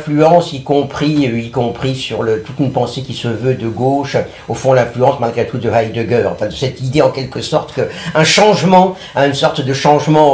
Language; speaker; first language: French; native; French